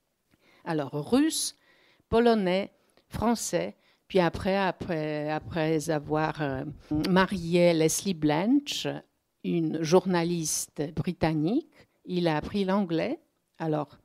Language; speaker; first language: French; non-native, fluent; Polish